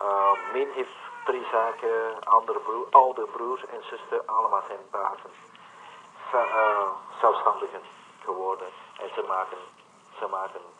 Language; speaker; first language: Dutch; non-native, learner; Vietnamese